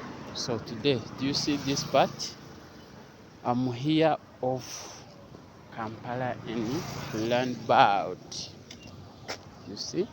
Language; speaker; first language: English; non-native, learner; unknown